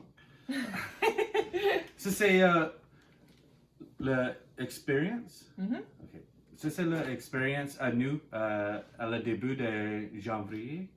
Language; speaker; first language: French; non-native, learner; English